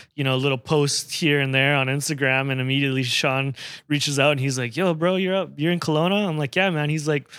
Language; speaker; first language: English; native; English